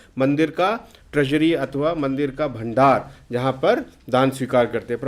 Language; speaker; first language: Hindi; native; Hindi